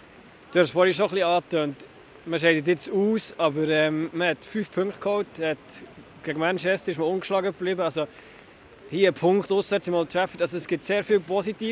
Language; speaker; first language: German; native; German